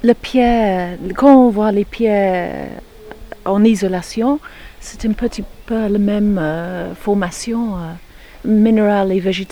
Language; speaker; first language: French; non-native, fluent; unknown